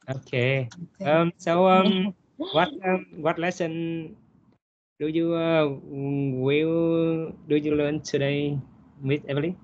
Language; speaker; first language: English; non-native, learner; Vietnamese